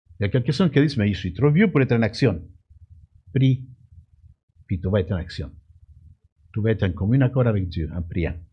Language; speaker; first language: French; non-native, fluent; Spanish